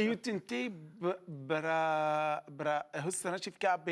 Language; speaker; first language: Portuguese; non-native, learner; Arabic